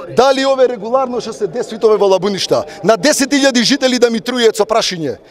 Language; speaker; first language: Macedonian; native; Macedonian